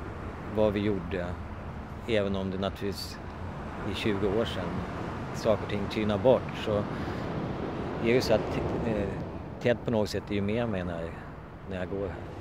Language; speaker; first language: Swedish; native; Swedish